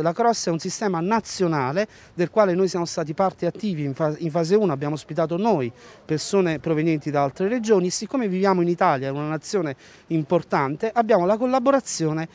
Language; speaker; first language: Italian; native; Italian